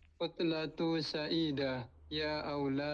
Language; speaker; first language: Arabic; non-native, learner; Indonesian